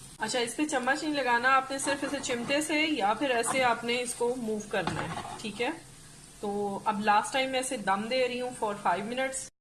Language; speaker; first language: Urdu; native; Urdu